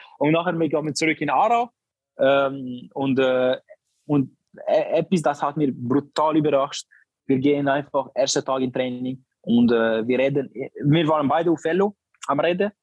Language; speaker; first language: German; non-native, learner; Albanian